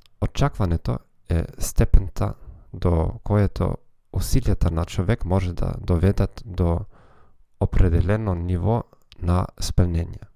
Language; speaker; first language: Macedonian; non-native, learner; German